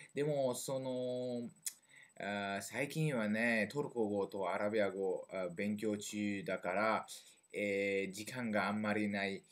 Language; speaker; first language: Japanese; non-native, learner; French